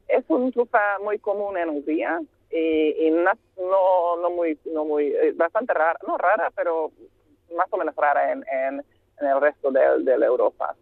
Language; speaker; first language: Spanish; non-native, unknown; Hungarian